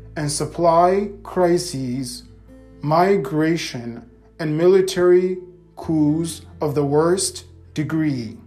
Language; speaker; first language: English; native; English